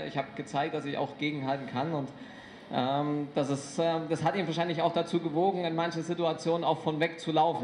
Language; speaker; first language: German; native; German